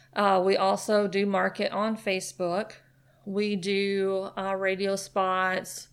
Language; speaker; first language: English; native; English